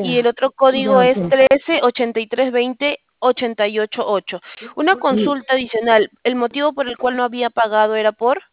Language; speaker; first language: Spanish; native; Spanish